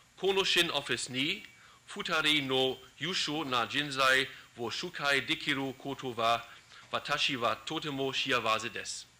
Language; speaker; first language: Japanese; non-native, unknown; German